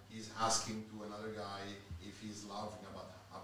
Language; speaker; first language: English; non-native, fluent; Italian